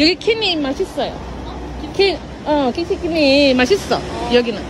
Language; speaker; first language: Korean; non-native, learner; Portuguese